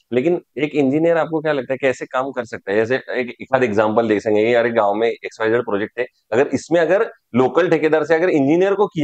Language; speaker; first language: Hindi; non-native, local second language; Marathi